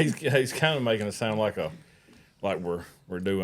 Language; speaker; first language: English; native; English